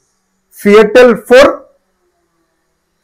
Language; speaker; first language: German; non-native, fluent; Telugu